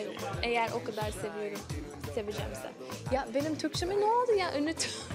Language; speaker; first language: Turkish; non-native, learner; English